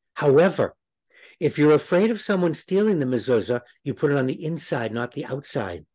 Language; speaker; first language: English; native; English